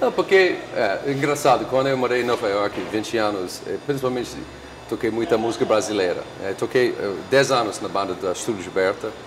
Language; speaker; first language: Portuguese; non-native, fluent; English